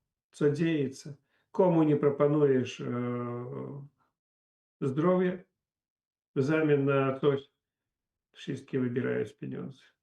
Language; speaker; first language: Polish; non-native, learner; Belarusian